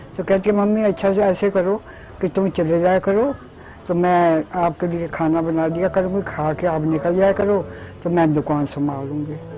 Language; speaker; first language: Hindi; early bilingual, other home language; Punjabi